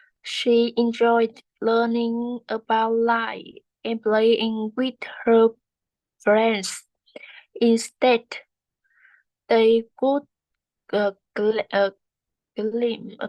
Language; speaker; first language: English; non-native, learner; Vietnamese